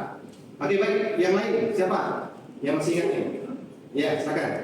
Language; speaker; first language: Indonesian; native; Indonesian